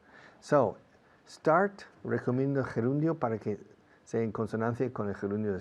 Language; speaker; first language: Spanish; non-native, fluent; English